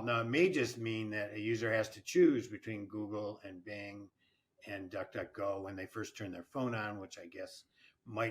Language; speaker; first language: English; native; English